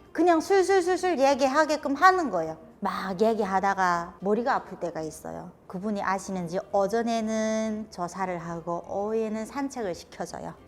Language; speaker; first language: Korean; native; Korean